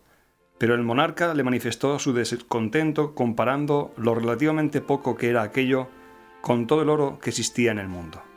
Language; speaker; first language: Spanish; native; Spanish